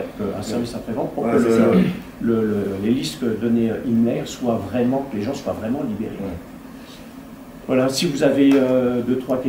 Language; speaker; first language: French; native; French